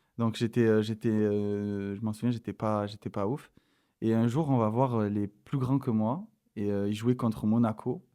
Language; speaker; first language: French; native; French